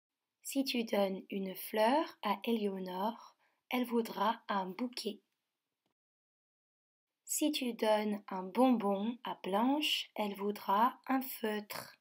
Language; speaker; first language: French; native; French